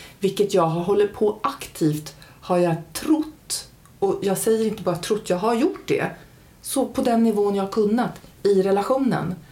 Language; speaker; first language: Swedish; early bilingual, heritage; Swedish